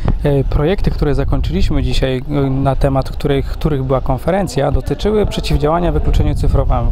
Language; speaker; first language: Polish; native; Polish